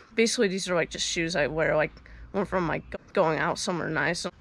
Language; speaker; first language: English; native; English